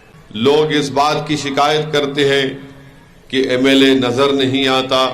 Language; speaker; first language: Urdu; native; Urdu